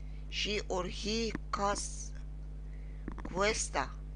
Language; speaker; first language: English; non-native, fluent; Persian